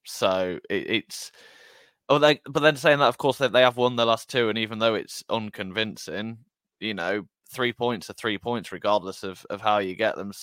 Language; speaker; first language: English; native; English